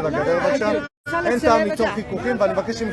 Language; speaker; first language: Hebrew; native; Hebrew